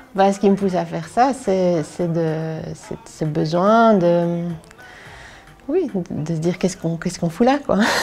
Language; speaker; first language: French; native; French